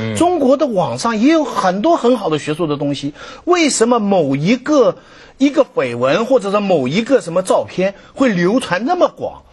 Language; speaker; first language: Chinese; non-native, local second language; Cantonese